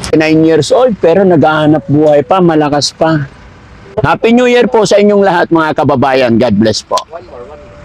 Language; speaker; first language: Filipino; native; Filipino